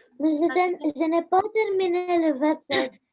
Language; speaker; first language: French; non-native, learner; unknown